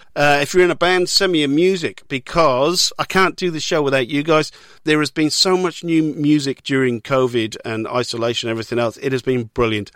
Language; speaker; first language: English; native; English